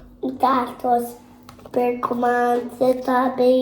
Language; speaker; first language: Lithuanian; early bilingual, heritage; Lithuanian